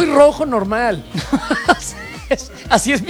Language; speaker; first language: Spanish; native; Spanish